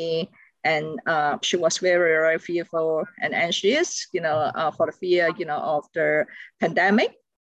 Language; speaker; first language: English; non-native, local second language; Cantonese